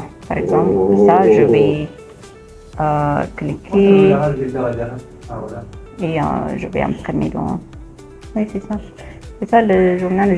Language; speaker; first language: French; non-native, fluent; Amharic